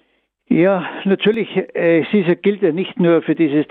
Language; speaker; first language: German; native; German